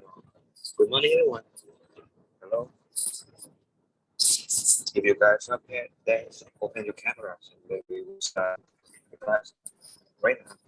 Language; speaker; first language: English; non-native, fluent; Thai